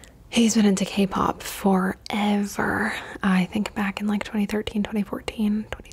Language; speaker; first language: English; early bilingual, other home language; Spanish